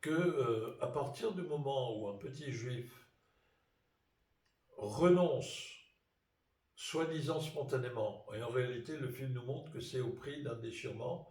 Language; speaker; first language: French; native; French